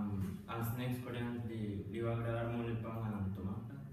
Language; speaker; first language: Catalan; non-native, learner; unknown